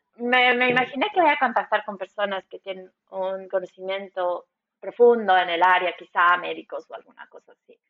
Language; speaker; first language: Spanish; native; Spanish